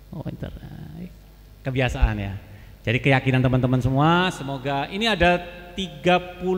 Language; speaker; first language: Indonesian; native; Indonesian